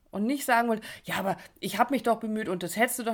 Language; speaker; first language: German; native; German